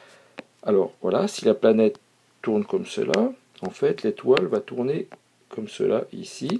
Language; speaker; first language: French; native; French